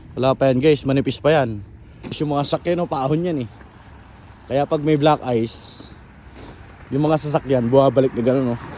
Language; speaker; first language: Filipino; native; Filipino